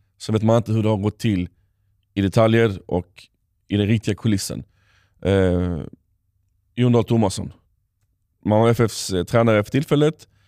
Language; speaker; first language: Swedish; native; Swedish